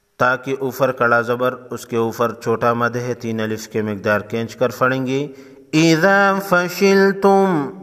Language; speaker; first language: Urdu; non-native, local second language; Pashto